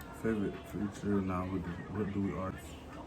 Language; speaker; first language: English; native; English